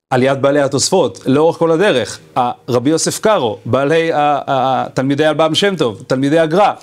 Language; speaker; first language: Hebrew; native; Hebrew